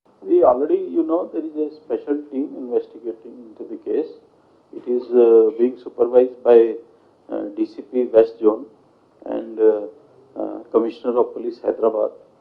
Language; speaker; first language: English; non-native, local second language; Telugu